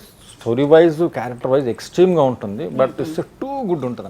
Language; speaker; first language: Telugu; native; Telugu